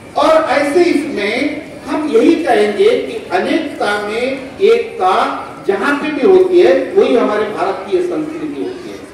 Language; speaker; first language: Hindi; non-native, local second language; Marathi